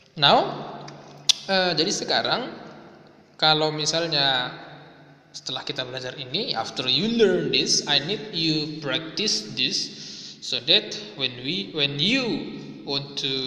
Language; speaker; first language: English; non-native, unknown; Indonesian